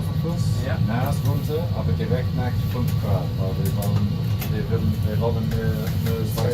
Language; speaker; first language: German; non-native, learner; English